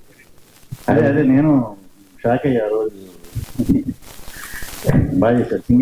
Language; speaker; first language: Telugu; native; Telugu